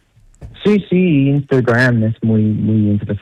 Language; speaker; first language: Spanish; non-native, learner; English